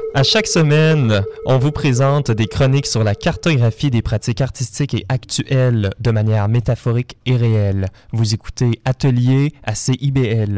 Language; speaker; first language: French; native; French